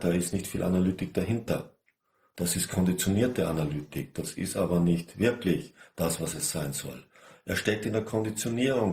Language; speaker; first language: German; native; German